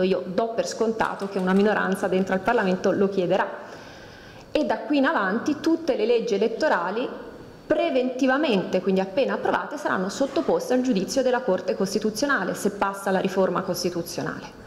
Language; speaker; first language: Italian; native; Italian